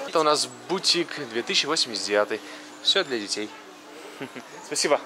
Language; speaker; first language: Russian; native; Russian